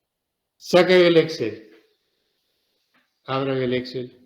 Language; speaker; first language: Spanish; native; Spanish